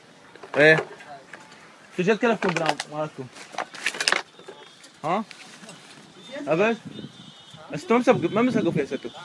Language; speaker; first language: Arabic; native; Arabic